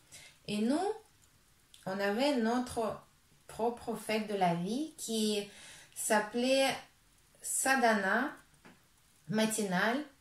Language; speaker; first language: French; non-native, fluent; Russian